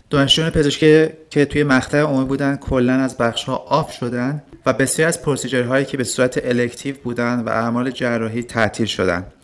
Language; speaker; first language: Persian; native; Persian